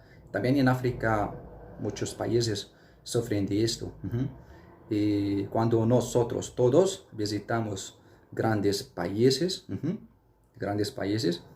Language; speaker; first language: Spanish; non-native, fluent; Arabic